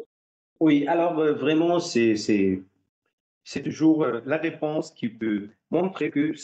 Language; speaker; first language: French; non-native, fluent; Arabic